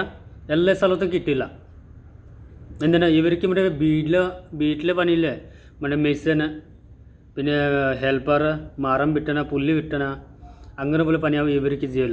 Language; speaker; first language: Malayalam; non-native, learner; Assamese